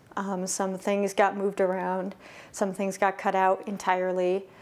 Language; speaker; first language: English; native; English